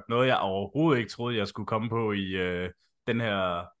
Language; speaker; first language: Danish; native; Danish